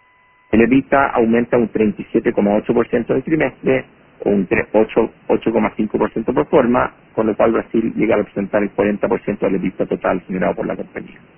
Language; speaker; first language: Spanish; native; Spanish